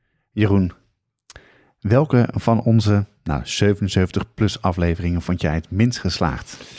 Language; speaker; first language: Dutch; native; Dutch